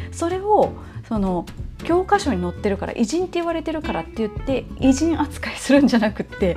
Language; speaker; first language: Japanese; native; Japanese